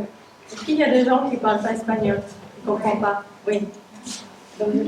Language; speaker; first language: French; non-native, fluent; Spanish